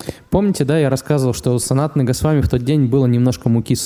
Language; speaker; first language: Russian; native; Russian